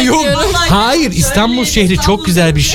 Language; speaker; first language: Turkish; native; Turkish